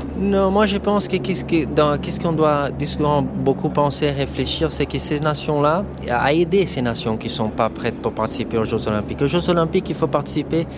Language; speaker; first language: French; non-native, fluent; Portuguese